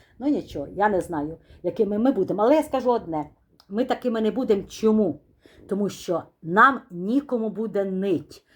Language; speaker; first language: Ukrainian; native; Ukrainian